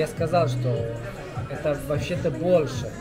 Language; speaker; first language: Russian; non-native, learner; Romanian